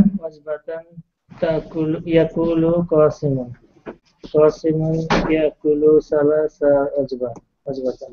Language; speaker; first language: Arabic; non-native, learner; English